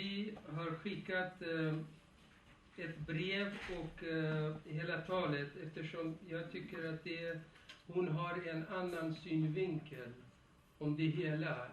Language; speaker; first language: Swedish; non-native, fluent; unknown